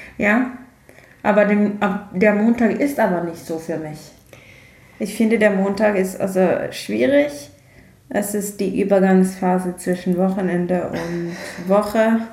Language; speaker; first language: German; non-native, fluent; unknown